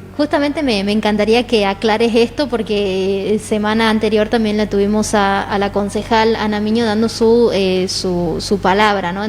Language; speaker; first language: Spanish; native; Spanish